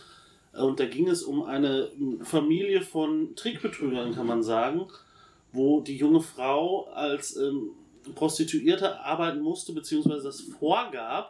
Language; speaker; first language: German; native; German